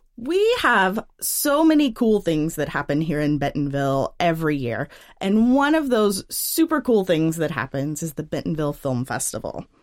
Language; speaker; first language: English; native; English